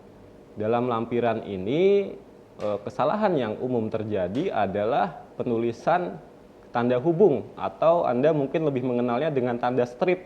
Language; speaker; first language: Indonesian; native; Indonesian